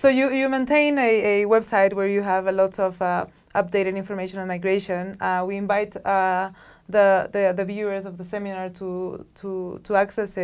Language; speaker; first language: English; non-native, fluent; Spanish